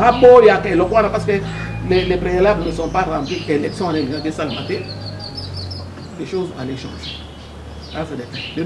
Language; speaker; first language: French; non-native, local second language; Lingala